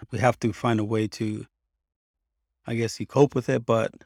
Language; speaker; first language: English; early bilingual, other home language; Spanish